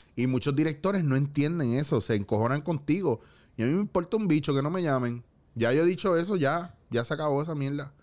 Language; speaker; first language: Spanish; native; Spanish